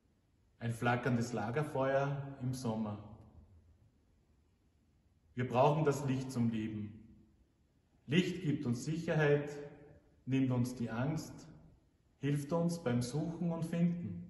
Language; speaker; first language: German; native; German